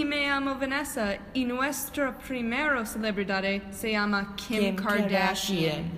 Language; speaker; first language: Spanish; non-native, learner; English